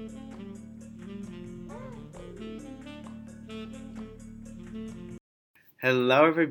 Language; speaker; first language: English; native; English